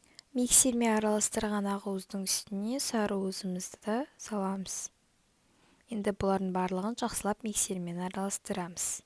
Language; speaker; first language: Kazakh; native; Kazakh